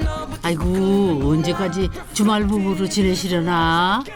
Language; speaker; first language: Korean; native; Korean